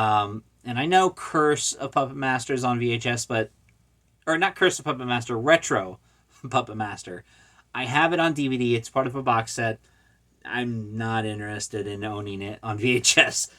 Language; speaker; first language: English; native; English